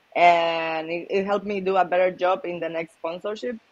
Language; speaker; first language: English; non-native, fluent; Spanish